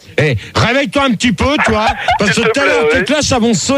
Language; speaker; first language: French; native; French